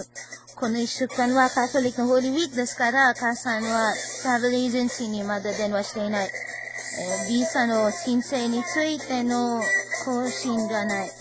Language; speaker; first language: Japanese; non-native, learner; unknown